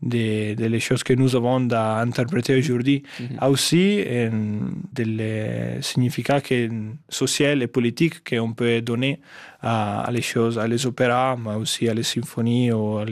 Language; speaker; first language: French; non-native, fluent; Italian